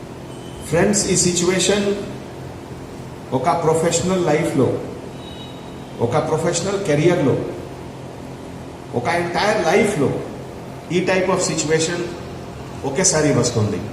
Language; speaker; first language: Telugu; non-native, fluent; Hindi